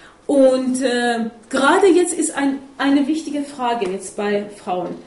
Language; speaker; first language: German; non-native, fluent; Persian